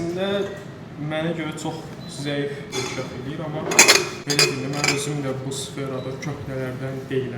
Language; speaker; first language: Azerbaijani; native; Azerbaijani